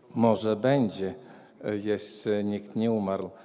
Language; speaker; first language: Polish; non-native, fluent; Latvian